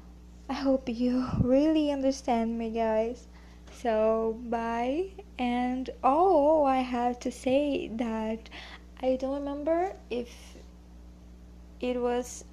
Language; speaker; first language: English; non-native, learner; Portuguese